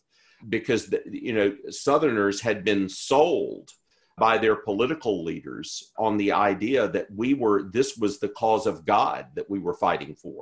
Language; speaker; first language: English; native; English